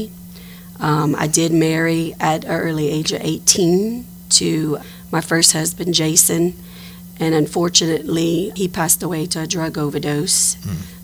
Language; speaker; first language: English; native; English